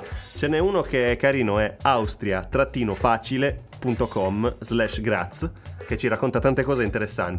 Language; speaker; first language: Italian; native; Italian